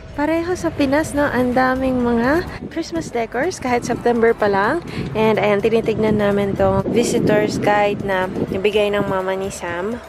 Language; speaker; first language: Filipino; non-native, local second language; Bikol